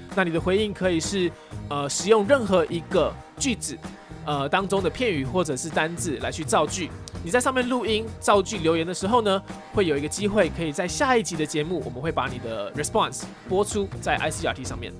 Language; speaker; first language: Chinese; early bilingual, heritage; Chinese